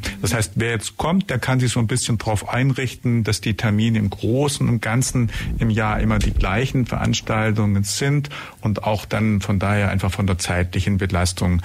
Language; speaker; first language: German; native; German